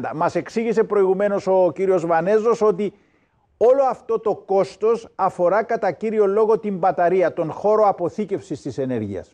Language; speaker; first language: Greek; native; Greek